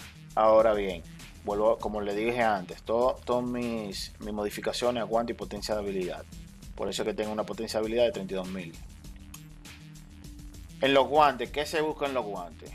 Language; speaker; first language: Spanish; native; Spanish